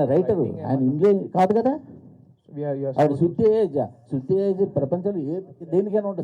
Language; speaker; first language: Telugu; native; Telugu